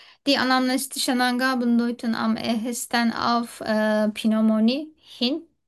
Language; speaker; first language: German; non-native, learner; Turkish